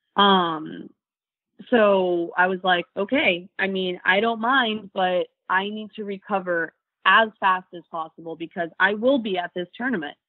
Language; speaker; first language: English; native; English